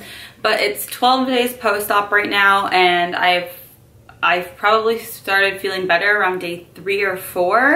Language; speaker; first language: English; native; English